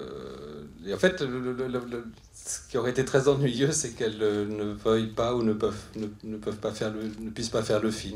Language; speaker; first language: French; native; French